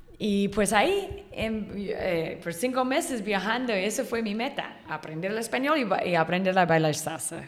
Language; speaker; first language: Spanish; non-native, fluent; English